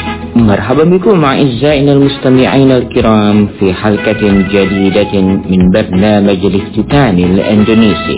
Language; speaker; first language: Arabic; non-native, fluent; Indonesian